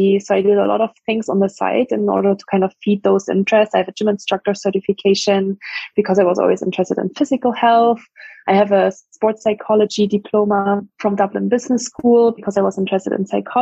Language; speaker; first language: English; non-native, fluent; German